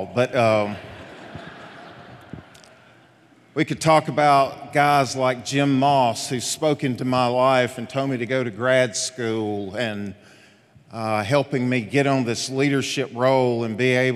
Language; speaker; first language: English; native; English